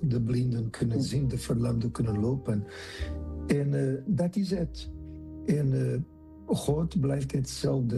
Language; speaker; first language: Dutch; non-native, fluent; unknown